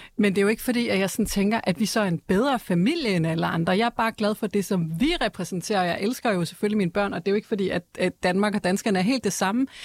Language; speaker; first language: Danish; native; Danish